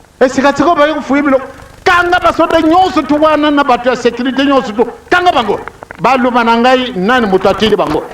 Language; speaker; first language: Lingala; non-native, local second language; Kongo